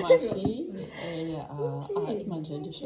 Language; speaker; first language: French; non-native, learner; Vietnamese